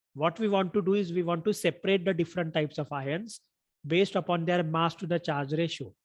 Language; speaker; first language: English; non-native, local second language; Marathi